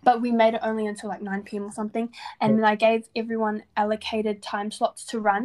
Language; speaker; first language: English; native; English